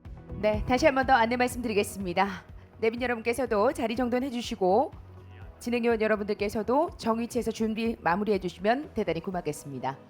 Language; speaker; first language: Korean; native; Korean